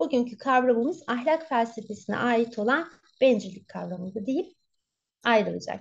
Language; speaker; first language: Turkish; native; Turkish